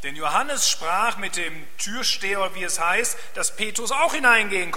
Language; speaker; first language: German; native; German